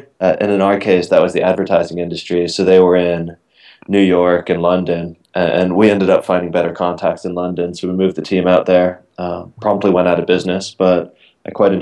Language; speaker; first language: English; native; English